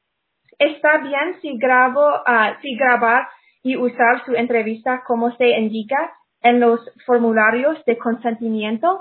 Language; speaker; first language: Spanish; non-native, fluent; English